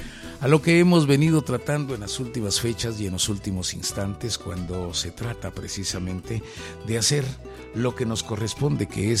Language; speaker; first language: Spanish; native; Spanish